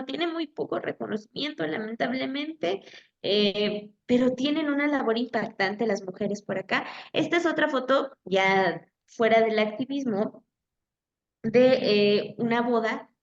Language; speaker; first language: Spanish; native; Spanish